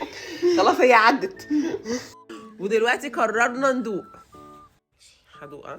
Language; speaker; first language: Arabic; native; Arabic